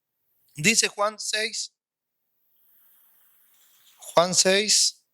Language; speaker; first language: Spanish; native; Spanish